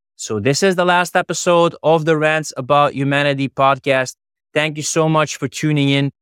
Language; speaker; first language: English; non-native, fluent; Dutch